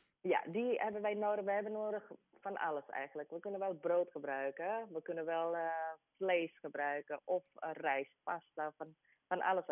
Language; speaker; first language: Dutch; non-native, learner; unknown